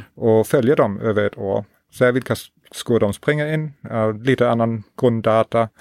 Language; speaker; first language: Swedish; non-native, fluent; English